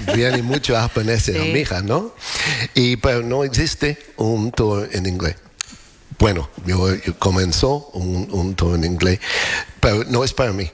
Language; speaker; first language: Spanish; non-native, learner; English